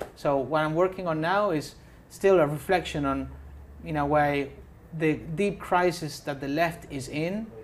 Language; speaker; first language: English; non-native, fluent; Spanish